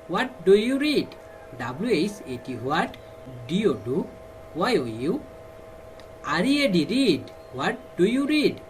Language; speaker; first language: English; non-native, fluent; Bangla